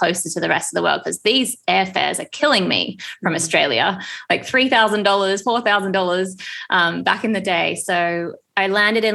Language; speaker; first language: English; native; English